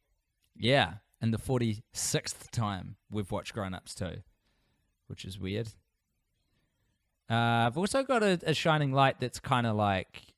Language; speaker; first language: English; native; English